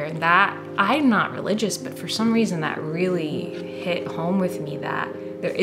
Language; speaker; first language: English; early bilingual, other home language; Punjabi